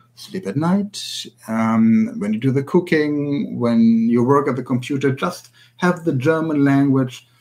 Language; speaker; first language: English; non-native, fluent; German